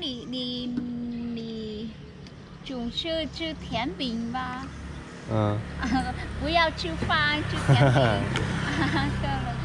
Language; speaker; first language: Chinese; non-native, learner; Vietnamese